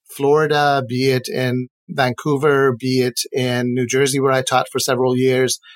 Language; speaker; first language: English; non-native, fluent; Persian